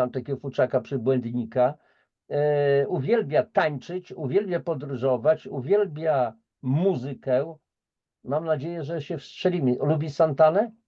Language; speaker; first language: Polish; native; Polish